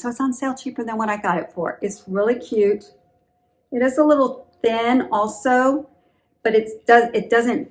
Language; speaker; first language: English; native; English